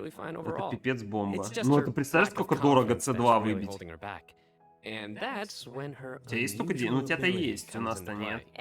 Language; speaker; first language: Russian; native; Russian